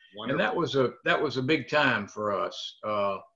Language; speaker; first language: English; native; English